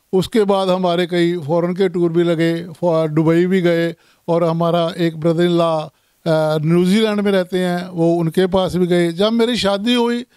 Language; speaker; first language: Hindi; non-native, local second language; Punjabi